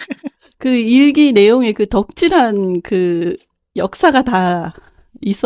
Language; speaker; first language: Korean; native; Korean